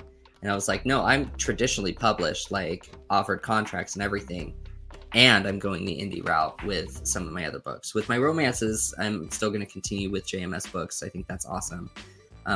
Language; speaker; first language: English; native; English